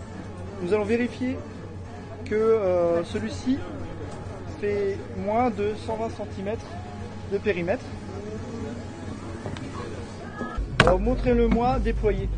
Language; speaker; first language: French; native; French